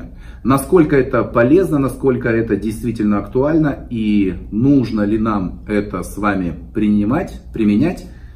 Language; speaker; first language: Russian; native; Russian